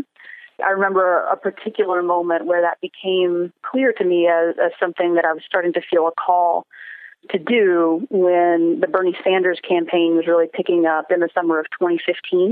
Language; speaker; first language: English; native; English